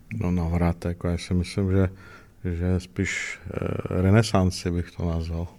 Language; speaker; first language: Czech; early bilingual, other home language; Russian